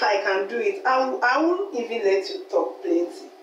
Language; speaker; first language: English; non-native, local second language; Akan